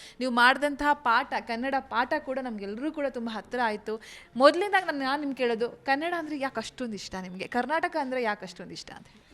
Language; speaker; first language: Kannada; native; Kannada